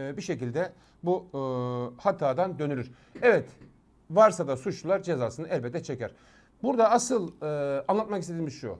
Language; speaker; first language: Turkish; native; Turkish